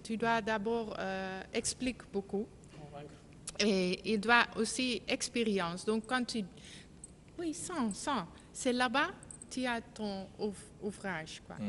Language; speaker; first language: French; non-native, learner; Dutch